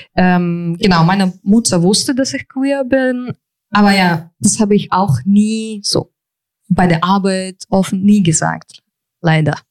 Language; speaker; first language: German; non-native, fluent; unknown